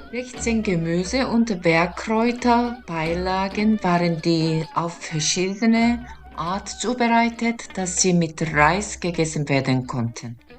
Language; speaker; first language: German; non-native, fluent; Korean